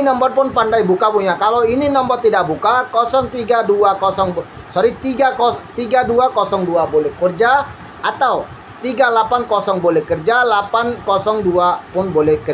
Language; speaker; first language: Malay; non-native, learner; Bangla